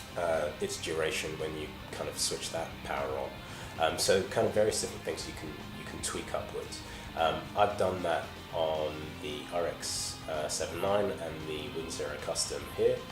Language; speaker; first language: English; native; English